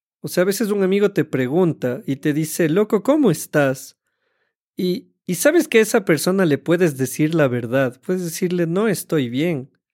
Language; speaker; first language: Spanish; native; Spanish